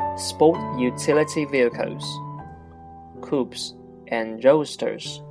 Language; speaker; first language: English; non-native, fluent; Chinese